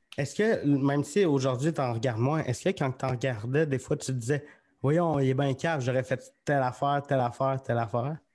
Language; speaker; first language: French; native; French